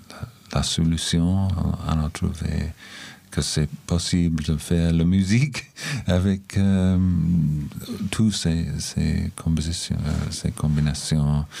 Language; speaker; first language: French; non-native, learner; English